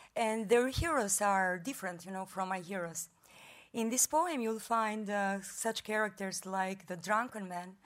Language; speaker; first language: English; non-native, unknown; Albanian